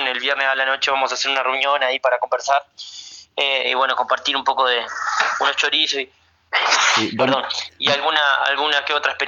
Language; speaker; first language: Spanish; native; Spanish